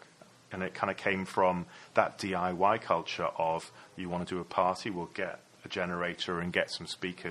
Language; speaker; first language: English; native; English